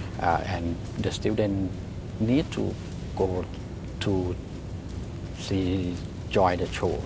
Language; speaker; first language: English; non-native, learner; Thai